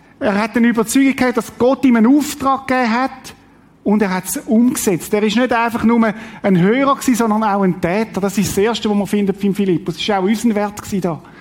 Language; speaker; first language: German; native; German